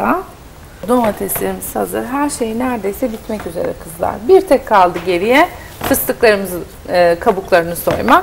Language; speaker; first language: Turkish; native; Turkish